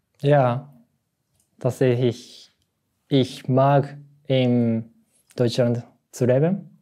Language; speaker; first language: German; non-native, learner; Japanese